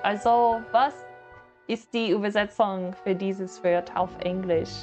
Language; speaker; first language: German; non-native, learner; English